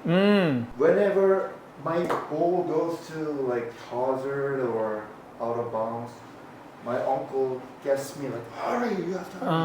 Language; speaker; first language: English; non-native, fluent; Korean